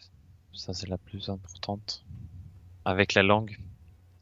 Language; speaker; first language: French; non-native, learner; Swedish